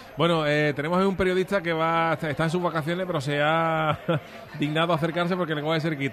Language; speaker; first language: Spanish; native; Spanish